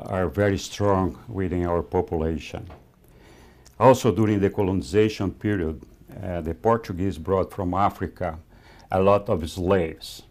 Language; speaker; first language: English; non-native, fluent; Spanish